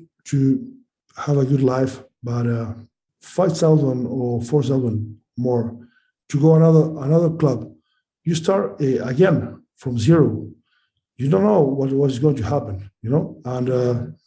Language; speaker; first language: English; non-native, learner; Spanish